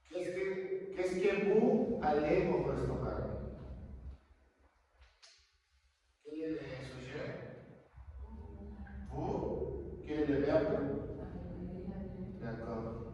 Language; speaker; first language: French; non-native, learner; Spanish